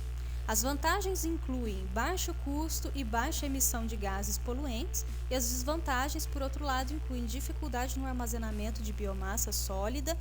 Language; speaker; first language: Portuguese; native; Portuguese